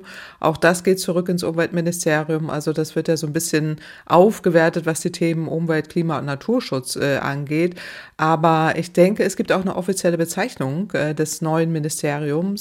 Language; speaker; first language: German; native; German